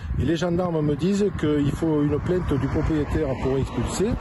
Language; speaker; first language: French; native; French